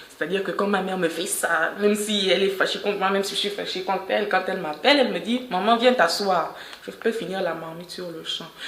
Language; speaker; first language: French; non-native, local second language; Fang